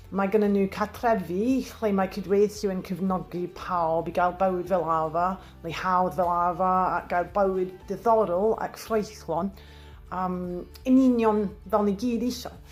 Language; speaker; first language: Welsh; non-native, learner; English